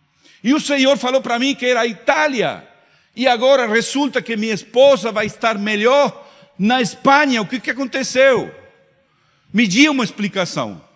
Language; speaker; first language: Portuguese; non-native, fluent; Spanish